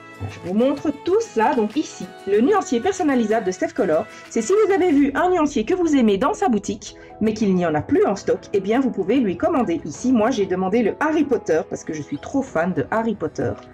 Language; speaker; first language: French; native; French